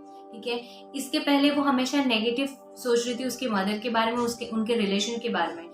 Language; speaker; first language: Hindi; native; Hindi